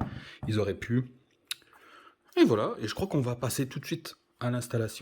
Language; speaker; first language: French; native; French